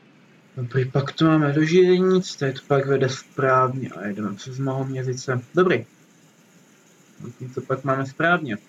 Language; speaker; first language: Czech; native; Czech